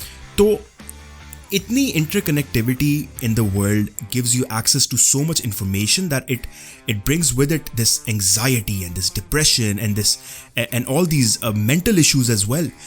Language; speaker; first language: English; non-native, local second language; Urdu